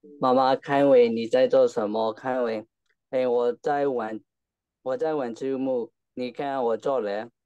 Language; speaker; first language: Chinese; non-native, learner; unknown